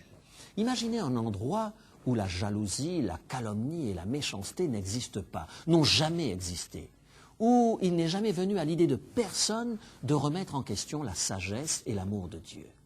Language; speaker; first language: French; native; French